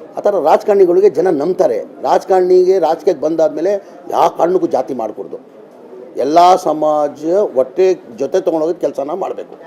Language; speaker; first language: Kannada; non-native, local second language; Urdu